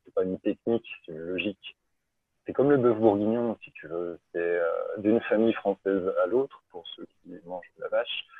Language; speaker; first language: French; native; French